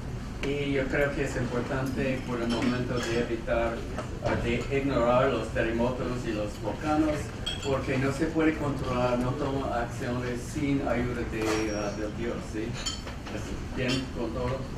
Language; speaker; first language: Spanish; non-native, fluent; English